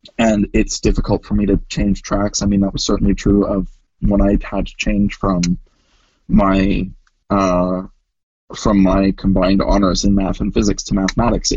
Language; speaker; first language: English; native; English